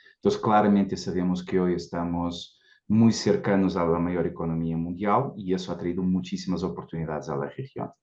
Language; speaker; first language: Spanish; non-native, fluent; Portuguese